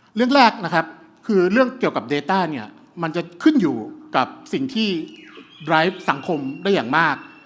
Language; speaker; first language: Thai; early bilingual, heritage; Thai